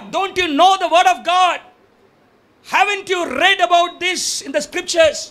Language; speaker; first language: English; non-native, local second language; Tamil